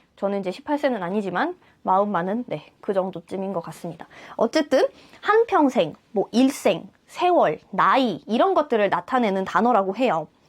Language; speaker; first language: Korean; non-native, fluent; Russian